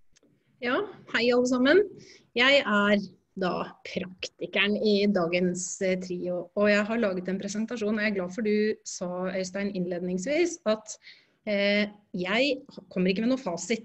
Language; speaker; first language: Norwegian; native; Norwegian